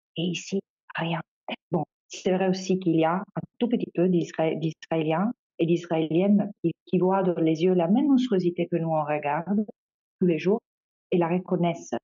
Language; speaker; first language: French; non-native, fluent; Italian